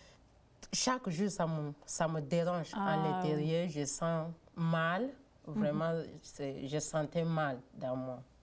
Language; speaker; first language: French; non-native, learner; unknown